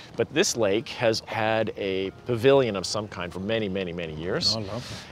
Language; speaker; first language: English; native; English